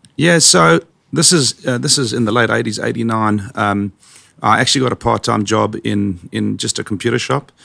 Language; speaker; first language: English; native; English